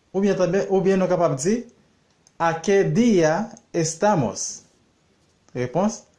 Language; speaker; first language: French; non-native, learner; Haitian Creole